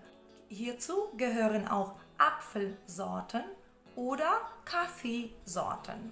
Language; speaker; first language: German; non-native, fluent; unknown